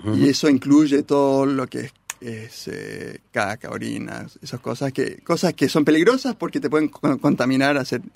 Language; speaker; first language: Spanish; early bilingual, heritage; Spanish